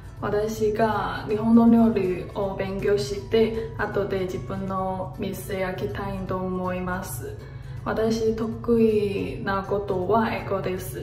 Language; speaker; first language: Japanese; non-native, learner; Chinese